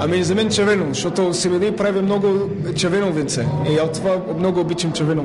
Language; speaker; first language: Bulgarian; non-native, learner; English